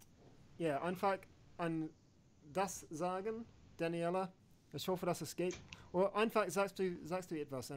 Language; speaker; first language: German; non-native, learner; English